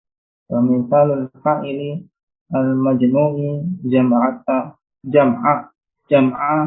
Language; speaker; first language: Arabic; non-native, learner; Indonesian